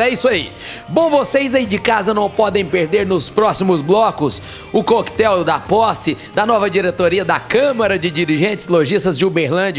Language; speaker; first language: Portuguese; native; Portuguese